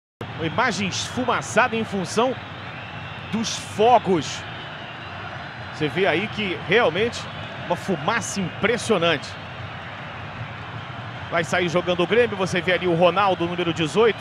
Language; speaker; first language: Portuguese; native; Portuguese